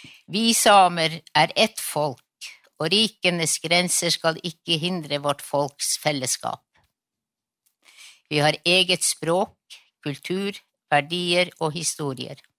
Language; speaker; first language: Norwegian; non-native, local second language; Northern Sami